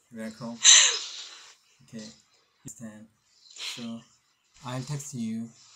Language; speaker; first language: English; non-native, learner; Korean